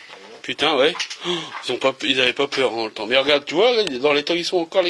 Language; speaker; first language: French; native; French